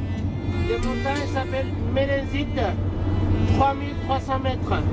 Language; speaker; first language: French; non-native, fluent; Turkish